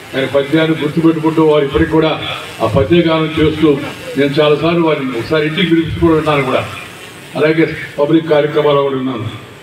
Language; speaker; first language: Telugu; native; Telugu